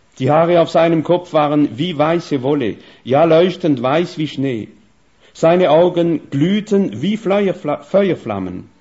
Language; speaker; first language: German; non-native, fluent; French